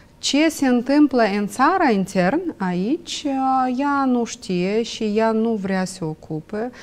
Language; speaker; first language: Romanian; non-native, local second language; Russian